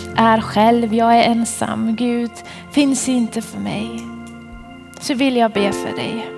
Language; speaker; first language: Swedish; non-native, fluent; Persian